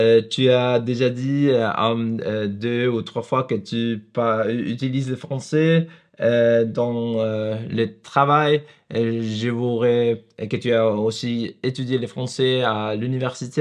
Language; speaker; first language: French; non-native, learner; Spanish